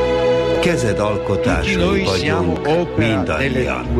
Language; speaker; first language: Hungarian; native; Hungarian